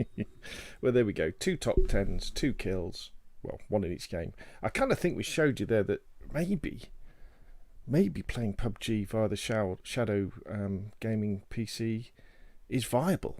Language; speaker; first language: English; native; English